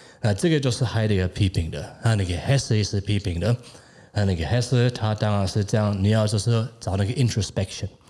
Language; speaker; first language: Chinese; non-native, fluent; German